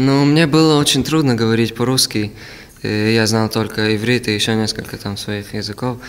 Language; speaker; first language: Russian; early bilingual, other home language; Hebrew